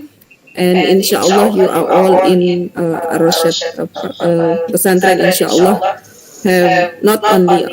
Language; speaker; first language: English; non-native, fluent; Indonesian